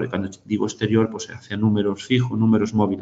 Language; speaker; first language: Spanish; native; Spanish